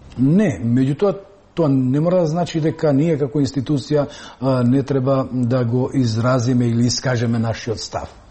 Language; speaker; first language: Macedonian; non-native, local second language; Albanian